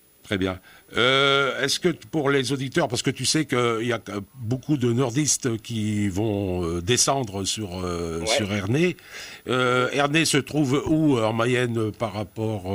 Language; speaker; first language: French; native; French